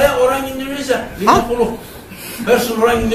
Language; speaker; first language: Indonesian; non-native, learner; Turkish